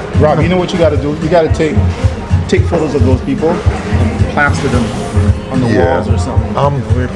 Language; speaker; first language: English; native; English